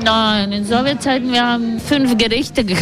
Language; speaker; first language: German; non-native, fluent; Latvian